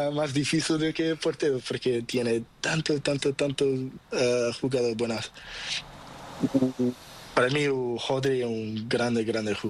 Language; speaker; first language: Spanish; non-native, learner; Portuguese